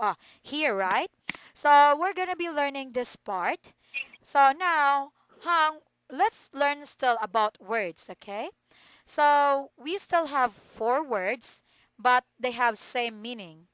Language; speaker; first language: English; non-native, fluent; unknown